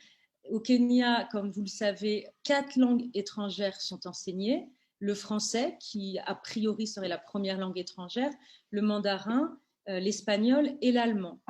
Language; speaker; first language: French; native; French